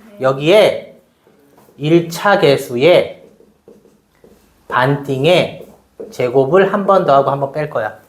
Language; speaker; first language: Korean; native; Korean